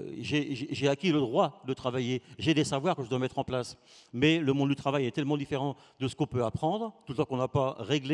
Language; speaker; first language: French; native; French